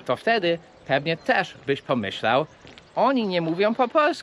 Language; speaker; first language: Polish; early bilingual, heritage; English